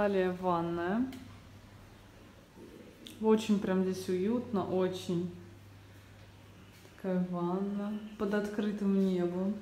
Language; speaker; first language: Russian; native; Russian